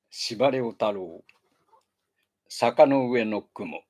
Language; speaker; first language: Japanese; native; Japanese